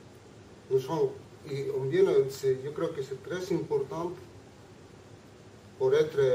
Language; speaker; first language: French; non-native, learner; Spanish